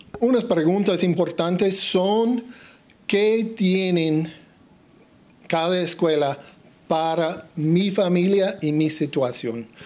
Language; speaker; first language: Spanish; non-native, learner; English